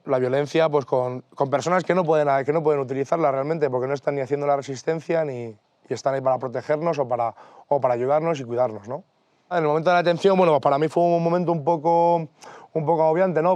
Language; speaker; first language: Spanish; native; Spanish